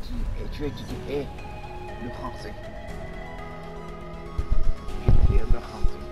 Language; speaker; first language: French; non-native, learner; Japanese